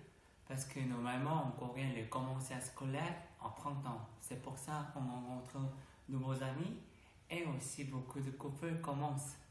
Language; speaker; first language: French; non-native, learner; Korean